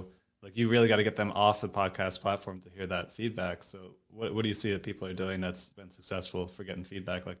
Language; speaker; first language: English; native; English